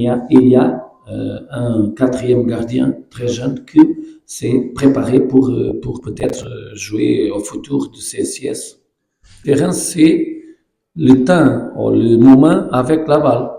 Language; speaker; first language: French; non-native, learner; Portuguese